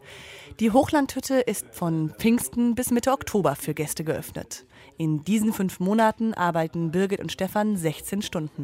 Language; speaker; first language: German; native; German